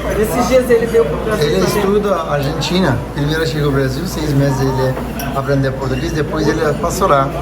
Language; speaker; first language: Portuguese; non-native, learner; Turkish